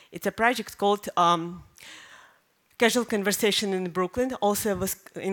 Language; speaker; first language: English; non-native, fluent; Russian